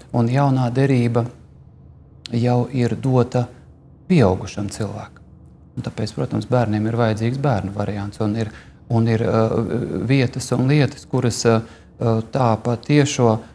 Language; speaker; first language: Latvian; native; Latvian